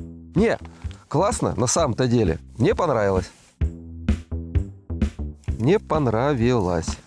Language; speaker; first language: Russian; native; Russian